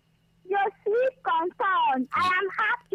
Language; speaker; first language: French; non-native, learner; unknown